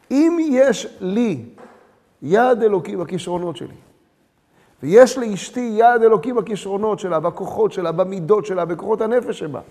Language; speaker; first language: Hebrew; early bilingual, other home language; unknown